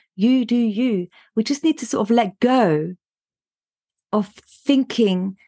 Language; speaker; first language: English; non-native, fluent; German